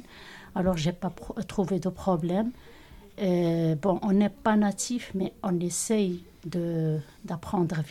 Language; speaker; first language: French; non-native, local second language; Arabic